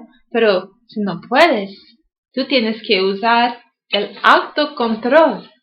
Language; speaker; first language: Spanish; non-native, learner; English